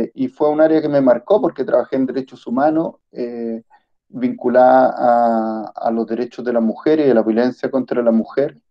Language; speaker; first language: Spanish; early bilingual, other home language; Italian